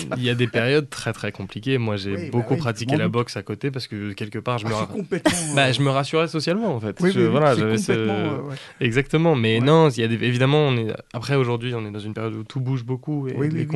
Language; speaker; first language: French; native; French